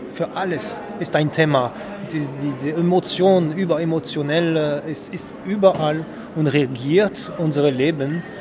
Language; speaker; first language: German; non-native, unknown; French